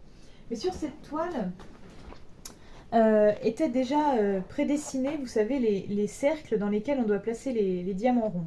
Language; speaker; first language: French; native; French